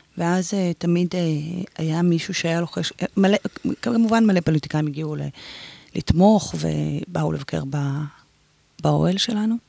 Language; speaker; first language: Hebrew; native; Hebrew